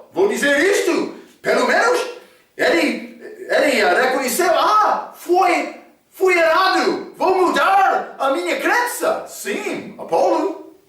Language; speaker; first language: Portuguese; non-native, fluent; English